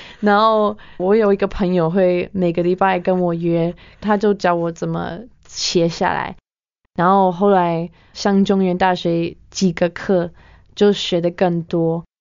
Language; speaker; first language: Chinese; non-native, fluent; English